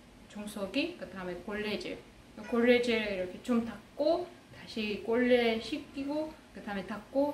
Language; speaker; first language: Korean; non-native, fluent; Russian